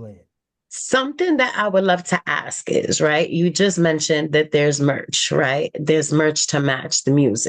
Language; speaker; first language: English; native; English